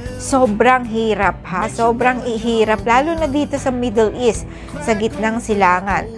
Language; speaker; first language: Filipino; native; Filipino